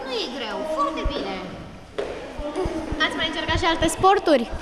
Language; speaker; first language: Romanian; native; Romanian